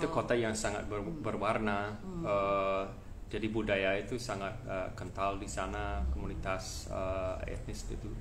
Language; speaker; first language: Indonesian; non-native, fluent; English